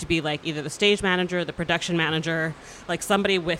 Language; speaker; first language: English; native; English